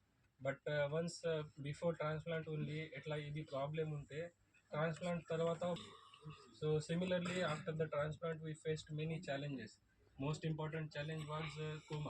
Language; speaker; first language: Telugu; non-native, learner; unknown